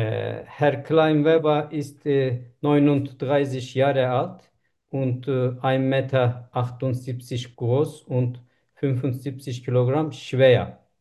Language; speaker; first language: German; non-native, learner; Turkish